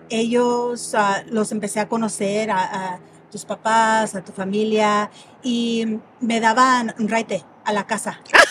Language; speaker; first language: Spanish; early bilingual, heritage; Spanish